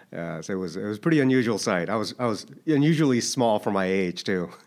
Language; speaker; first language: English; early bilingual, other home language; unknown